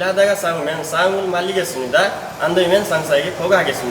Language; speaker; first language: Korean; non-native, learner; Nepali